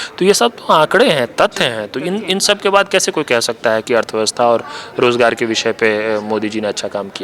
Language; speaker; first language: Hindi; native; Hindi